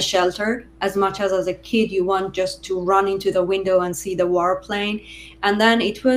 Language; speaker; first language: English; non-native, fluent; Persian